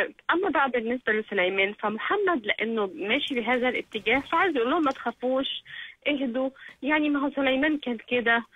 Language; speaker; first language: Arabic; native; Arabic